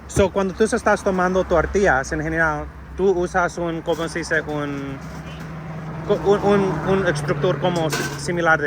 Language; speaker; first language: Spanish; non-native, learner; English